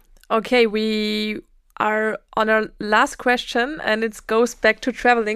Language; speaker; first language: English; non-native, fluent; German